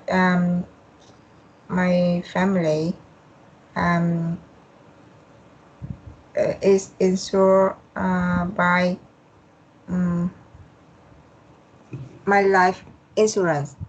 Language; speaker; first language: English; non-native, learner; Vietnamese